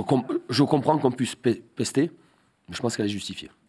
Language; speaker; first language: French; native; French